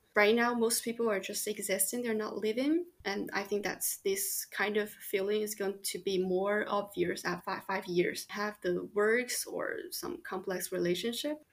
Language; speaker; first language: English; non-native, fluent; Chinese